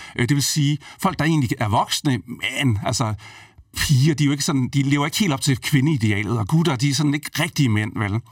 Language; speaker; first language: Danish; native; Danish